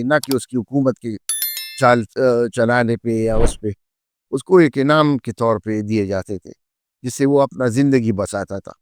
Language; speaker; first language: Urdu; native; Urdu